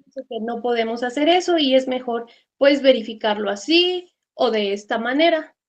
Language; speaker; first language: Spanish; native; Spanish